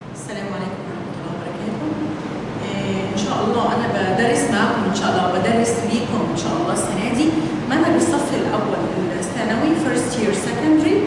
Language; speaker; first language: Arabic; native; Arabic